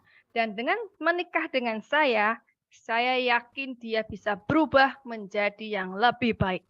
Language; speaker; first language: Malay; native; Malay